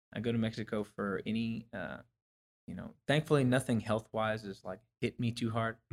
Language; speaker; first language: English; native; English